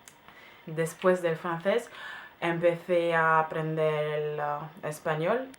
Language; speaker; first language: Spanish; non-native, fluent; German